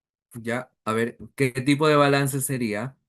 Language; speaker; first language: Spanish; native; Spanish